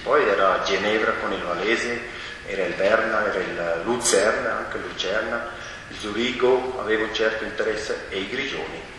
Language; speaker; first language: Italian; non-native, local second language; Romansh